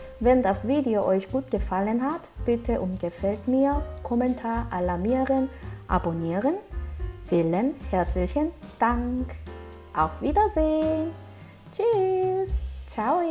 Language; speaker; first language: German; non-native, fluent; Korean